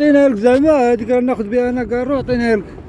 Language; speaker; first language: Arabic; native; Arabic